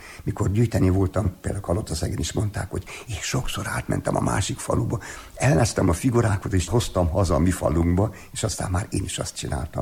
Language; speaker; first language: Hungarian; native; Hungarian